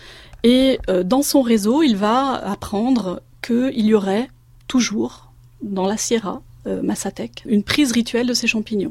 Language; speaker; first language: French; native; French